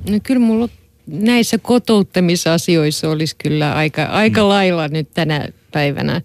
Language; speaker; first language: Finnish; non-native, fluent; Russian